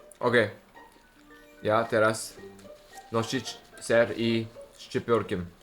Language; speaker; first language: Polish; non-native, learner; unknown